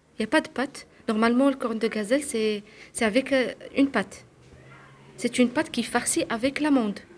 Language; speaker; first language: French; non-native, local second language; Arabic